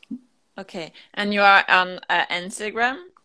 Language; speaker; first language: English; non-native, learner; French